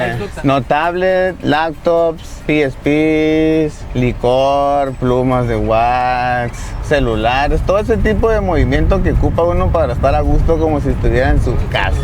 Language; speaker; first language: Spanish; native; Spanish